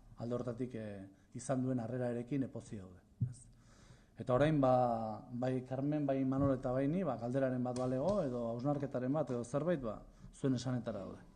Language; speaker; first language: Basque; native; Basque